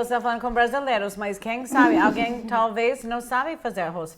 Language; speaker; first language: Portuguese; non-native, fluent; English